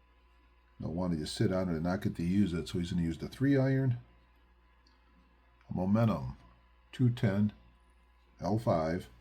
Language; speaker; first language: English; native; English